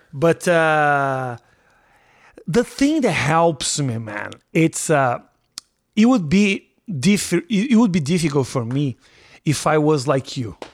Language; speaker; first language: English; non-native, fluent; Portuguese